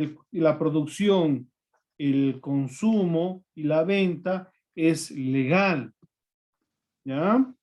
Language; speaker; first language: Spanish; native; Spanish